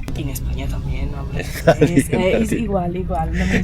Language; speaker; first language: Spanish; non-native, fluent; Italian